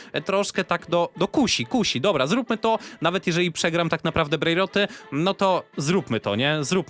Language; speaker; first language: Polish; native; Polish